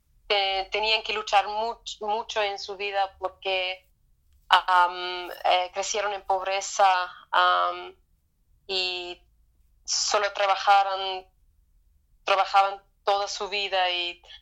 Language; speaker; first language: Spanish; non-native, fluent; German